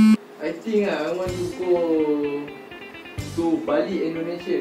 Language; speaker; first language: English; non-native, local second language; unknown